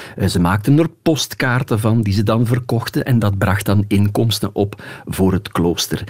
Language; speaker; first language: Dutch; native; Dutch